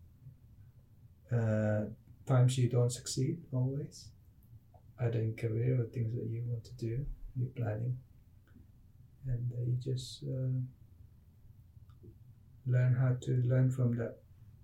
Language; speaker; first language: English; non-native, local second language; Filipino